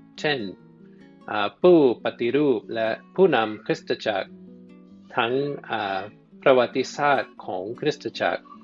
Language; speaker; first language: Thai; non-native, fluent; English